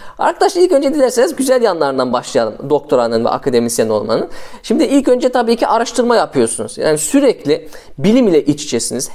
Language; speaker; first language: Turkish; early bilingual, heritage; Turkish